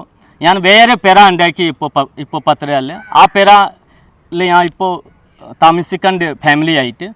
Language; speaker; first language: Malayalam; non-native, fluent; Hindi